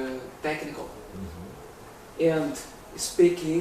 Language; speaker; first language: English; non-native, learner; Portuguese